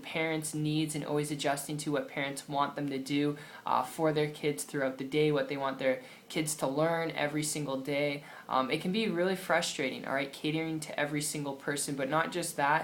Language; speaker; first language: English; native; English